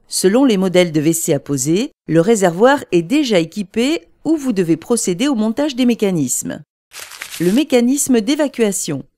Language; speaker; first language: French; native; French